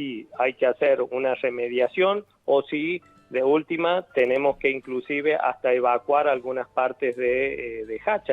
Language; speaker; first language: Spanish; native; Spanish